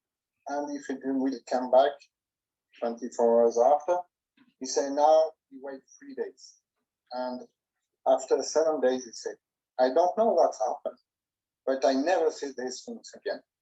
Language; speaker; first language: English; non-native, learner; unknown